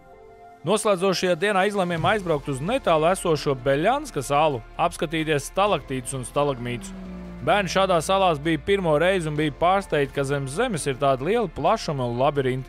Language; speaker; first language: Latvian; native; Latvian